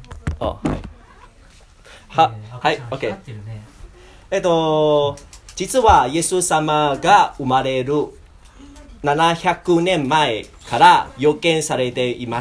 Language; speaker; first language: Japanese; non-native, learner; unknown